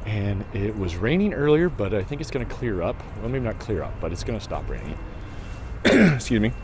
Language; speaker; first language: English; native; English